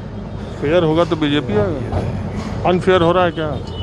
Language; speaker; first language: Hindi; native; Hindi